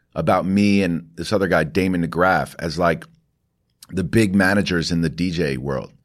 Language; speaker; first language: English; native; English